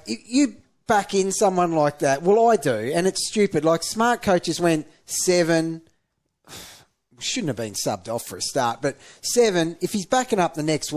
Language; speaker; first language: English; native; English